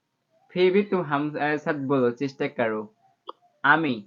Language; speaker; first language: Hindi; non-native, learner; Bangla